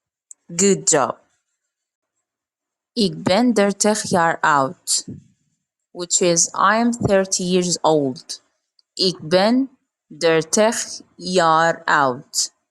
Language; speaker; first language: Dutch; non-native, learner; Arabic